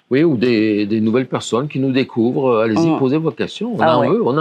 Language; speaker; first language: French; native; French